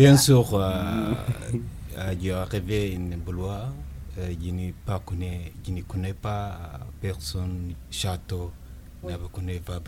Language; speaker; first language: French; non-native, learner; Arabic